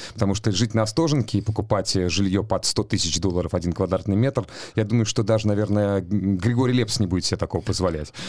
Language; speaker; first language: Russian; native; Russian